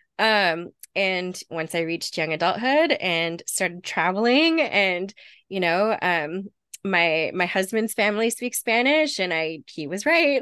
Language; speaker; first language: English; native; English